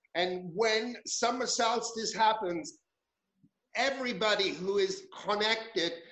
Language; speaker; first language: English; non-native, fluent; German